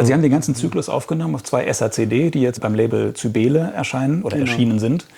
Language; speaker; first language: German; native; German